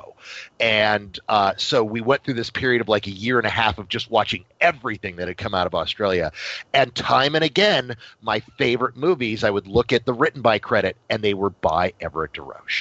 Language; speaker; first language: English; native; English